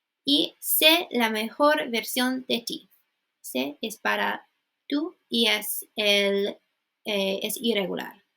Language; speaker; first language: Spanish; non-native, fluent; English